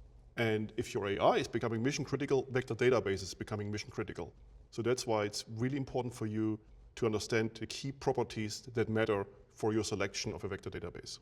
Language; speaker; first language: English; non-native, fluent; German